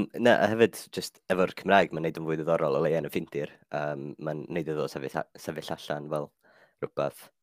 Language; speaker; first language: Welsh; non-native, fluent; Finnish